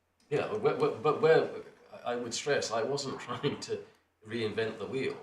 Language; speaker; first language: English; native; English